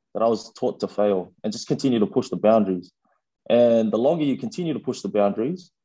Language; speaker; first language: English; early bilingual, other home language; Fijian